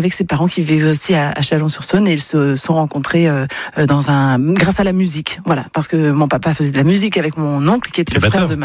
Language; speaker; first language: French; native; French